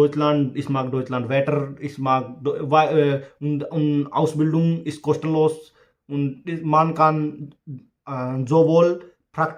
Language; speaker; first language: German; non-native, learner; Hindi